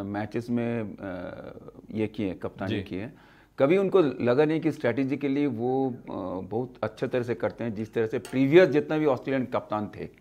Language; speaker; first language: Hindi; native; Hindi